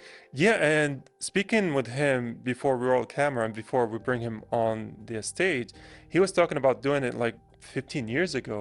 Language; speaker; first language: English; non-native, fluent; Arabic